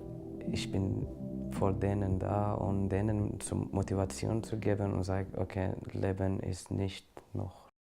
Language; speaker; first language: German; non-native, learner; Persian